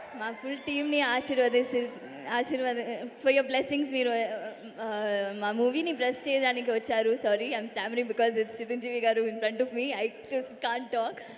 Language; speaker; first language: Telugu; non-native, learner; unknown